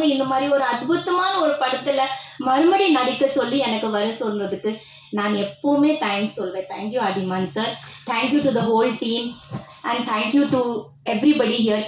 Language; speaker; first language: Tamil; non-native, fluent; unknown